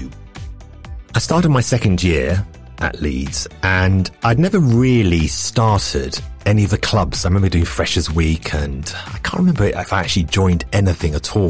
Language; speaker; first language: English; native; English